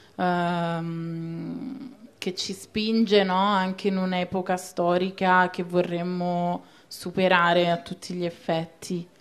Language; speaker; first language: Italian; native; Italian